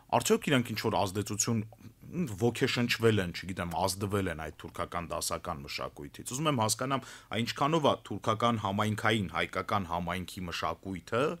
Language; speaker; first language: Armenian; native; Armenian